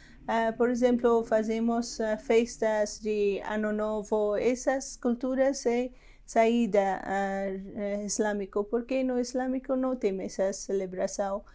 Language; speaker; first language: Portuguese; non-native, learner; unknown